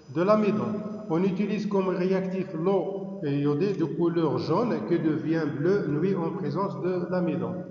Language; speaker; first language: French; non-native, local second language; Arabic